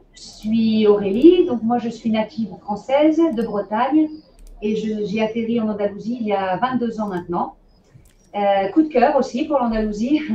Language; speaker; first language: French; native; French